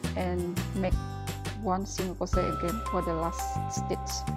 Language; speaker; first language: English; non-native, learner; Indonesian